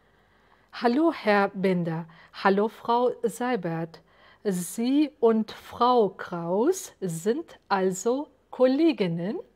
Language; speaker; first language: German; non-native, fluent; Uzbek